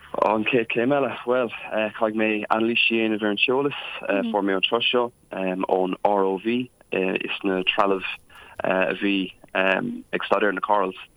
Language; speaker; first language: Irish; non-native, local second language; English